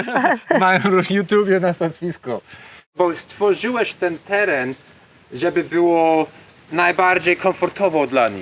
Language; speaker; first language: Polish; non-native, learner; English